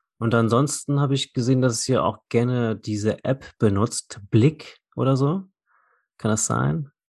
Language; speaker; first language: German; native; German